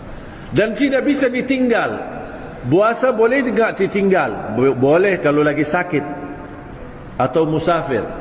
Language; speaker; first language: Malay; non-native, fluent; Arabic